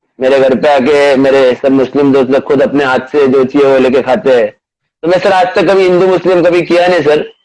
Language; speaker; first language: Hindi; non-native, local second language; Marathi